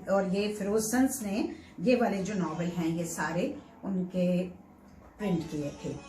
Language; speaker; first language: Urdu; native; Urdu